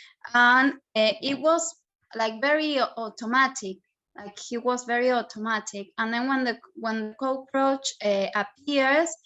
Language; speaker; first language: English; non-native, learner; Spanish